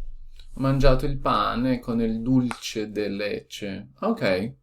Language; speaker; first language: Italian; non-native, learner; Portuguese